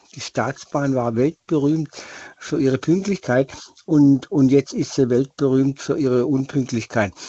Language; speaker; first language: German; native; German